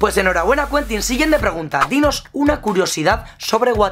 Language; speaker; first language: Spanish; native; Spanish